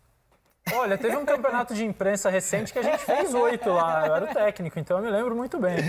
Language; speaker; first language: Portuguese; native; Portuguese